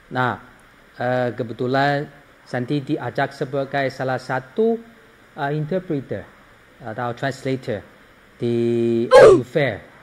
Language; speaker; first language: Indonesian; non-native, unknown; Chinese